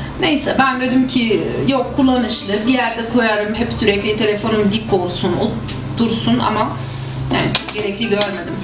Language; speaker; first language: Turkish; non-native, fluent; Arabic